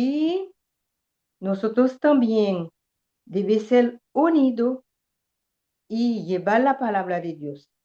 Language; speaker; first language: Spanish; non-native, learner; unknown